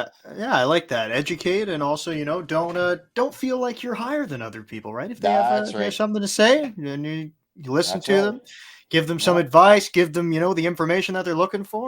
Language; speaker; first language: English; native; English